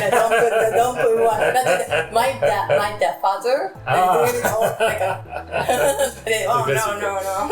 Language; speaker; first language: English; non-native, learner; Japanese